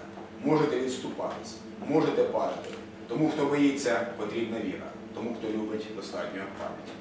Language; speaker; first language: Ukrainian; native; Ukrainian